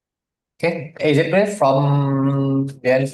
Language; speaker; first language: English; non-native, learner; Indonesian